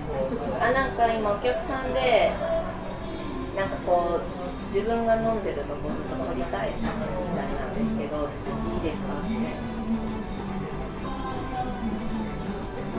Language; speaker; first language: Japanese; non-native, learner; English